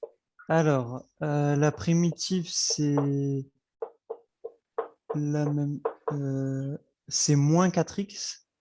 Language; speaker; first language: French; native; French